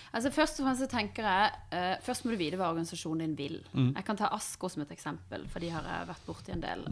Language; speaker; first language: Norwegian; non-native, fluent; Persian